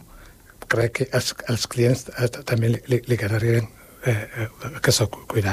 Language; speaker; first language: Catalan; non-native, fluent; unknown